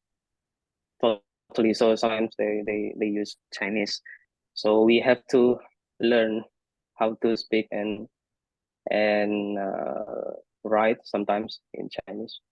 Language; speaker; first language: English; non-native, fluent; Indonesian